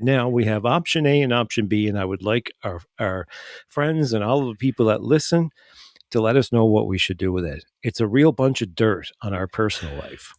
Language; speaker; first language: English; native; English